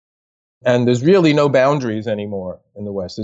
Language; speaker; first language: English; native; English